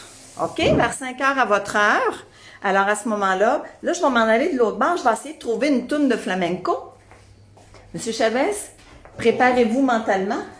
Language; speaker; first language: French; native; French